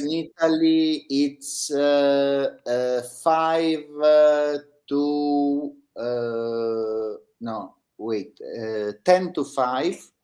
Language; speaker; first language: English; non-native, learner; Italian